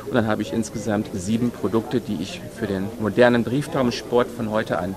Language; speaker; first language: German; native; German